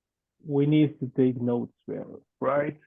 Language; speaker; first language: English; non-native, fluent; Spanish